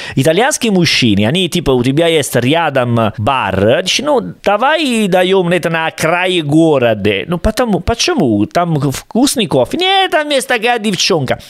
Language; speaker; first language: Russian; non-native, learner; Italian